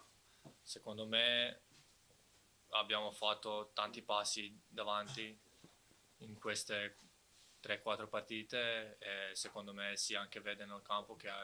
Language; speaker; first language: Italian; non-native, fluent; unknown